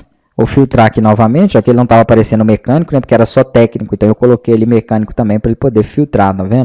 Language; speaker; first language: Portuguese; native; Portuguese